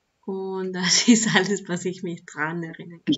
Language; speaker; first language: German; non-native, learner; Spanish